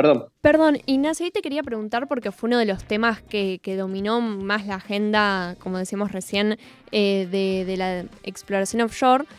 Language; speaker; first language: Spanish; native; Spanish